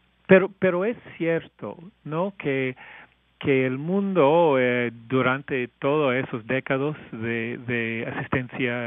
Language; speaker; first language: Spanish; non-native, fluent; English